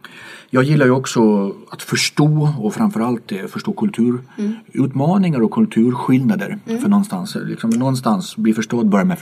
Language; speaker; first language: Swedish; native; Swedish